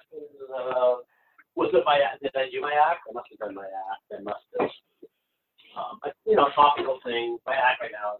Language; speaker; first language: English; native; English